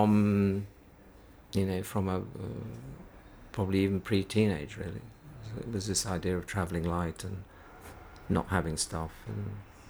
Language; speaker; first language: English; native; English